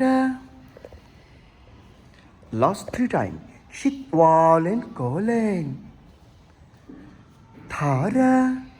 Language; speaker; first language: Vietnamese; non-native, learner; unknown